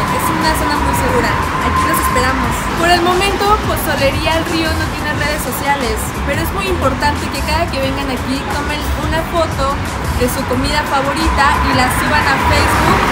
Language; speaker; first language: Spanish; native; Spanish